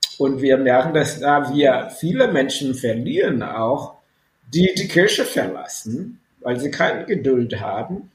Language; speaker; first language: German; non-native, fluent; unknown